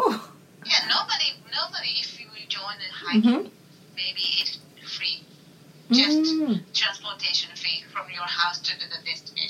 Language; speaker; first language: English; non-native, learner; Japanese